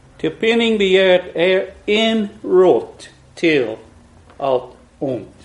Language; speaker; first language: Swedish; non-native, fluent; English